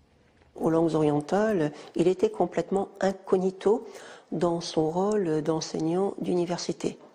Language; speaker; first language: French; native; French